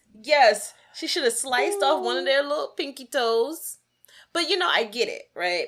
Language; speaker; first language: English; native; English